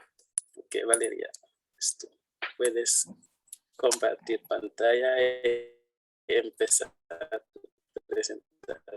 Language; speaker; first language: Spanish; non-native, fluent; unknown